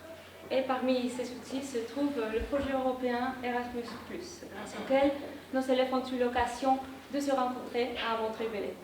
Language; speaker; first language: French; non-native, fluent; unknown